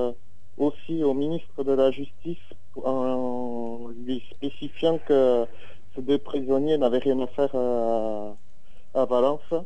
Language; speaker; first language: French; native; French